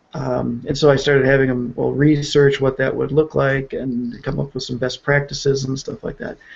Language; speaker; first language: English; native; English